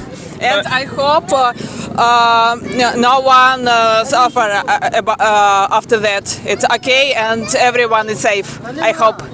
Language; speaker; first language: English; non-native, learner; Russian